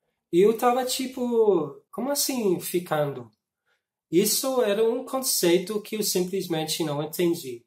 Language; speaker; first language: Portuguese; non-native, fluent; English